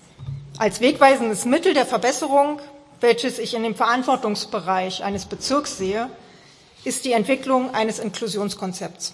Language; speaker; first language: German; native; German